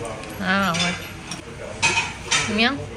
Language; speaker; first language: French; non-native, learner; Indonesian